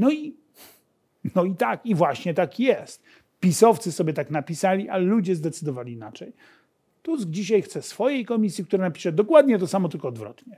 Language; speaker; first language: Polish; native; Polish